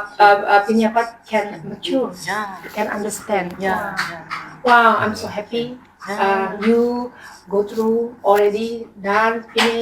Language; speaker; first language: English; non-native, learner; Indonesian